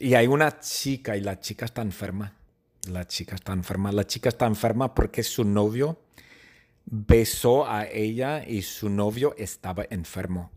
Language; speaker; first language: Spanish; non-native, fluent; English